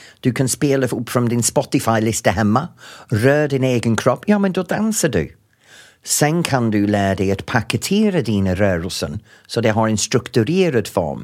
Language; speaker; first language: Swedish; non-native, fluent; English